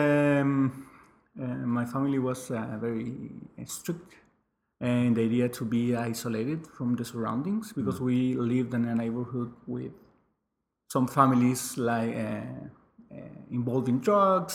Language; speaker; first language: English; non-native, fluent; Spanish